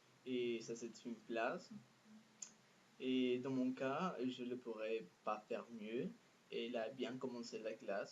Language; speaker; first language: French; non-native, fluent; Spanish